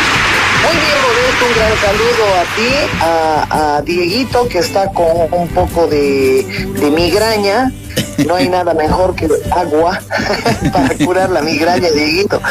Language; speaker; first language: Spanish; native; Spanish